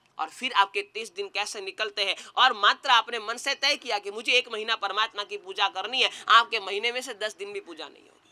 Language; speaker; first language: Hindi; non-native, local second language; Gujarati